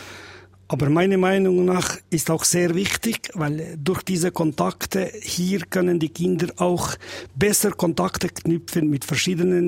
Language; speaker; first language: German; non-native, learner; Albanian